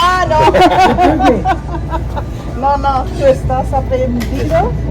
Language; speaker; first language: Spanish; non-native, learner; English